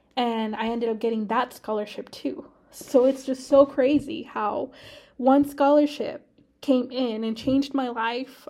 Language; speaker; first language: English; early bilingual, other home language; Spanish